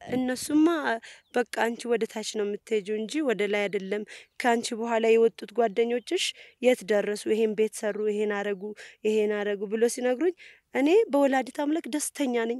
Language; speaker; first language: Amharic; native; Amharic